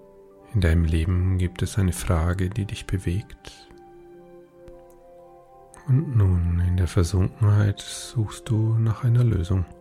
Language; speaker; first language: German; native; German